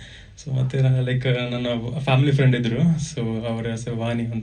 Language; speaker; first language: Kannada; non-native, local second language; Konkani